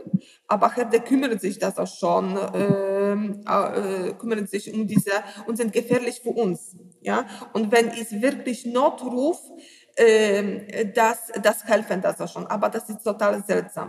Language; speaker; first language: German; non-native, learner; Polish